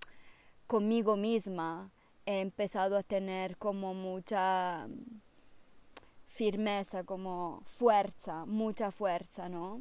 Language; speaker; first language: Spanish; non-native, fluent; Italian